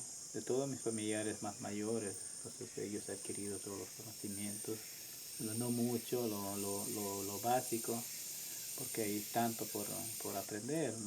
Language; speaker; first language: Spanish; non-native, local second language; Quechua